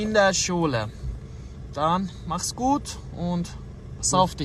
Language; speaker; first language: German; non-native, fluent; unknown